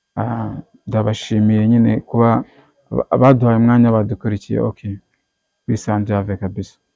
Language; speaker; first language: Kinyarwanda; native; Kinyarwanda